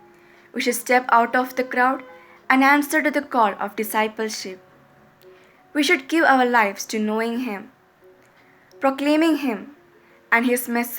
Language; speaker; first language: English; non-native, local second language; Malayalam